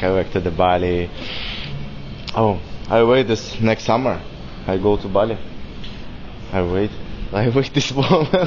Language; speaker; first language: English; non-native, learner; Russian